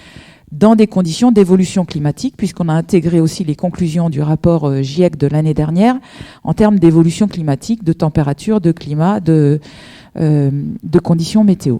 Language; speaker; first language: French; native; French